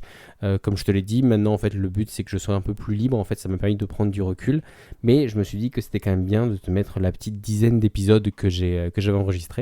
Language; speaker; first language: French; native; French